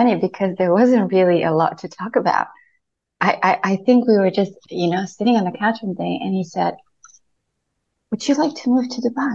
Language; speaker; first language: English; non-native, fluent; Spanish